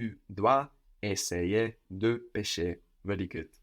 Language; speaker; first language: French; non-native, fluent; English